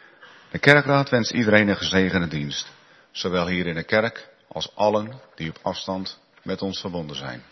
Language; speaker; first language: Dutch; native; Dutch